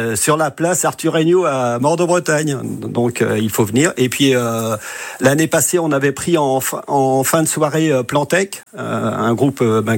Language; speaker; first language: French; native; French